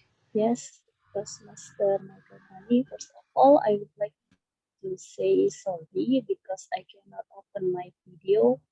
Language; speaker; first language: English; non-native, learner; Indonesian